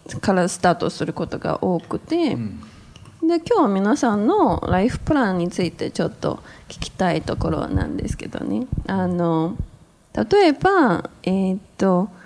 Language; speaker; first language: Japanese; non-native, fluent; Chinese